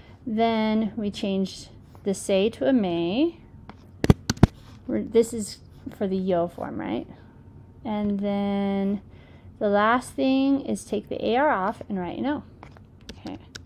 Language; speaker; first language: English; native; English